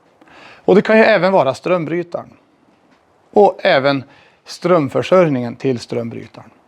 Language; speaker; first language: Swedish; native; Swedish